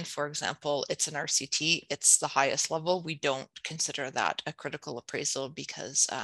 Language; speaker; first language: English; native; English